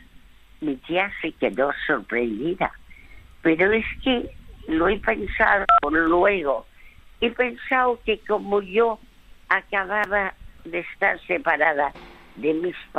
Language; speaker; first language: Spanish; early bilingual, other home language; French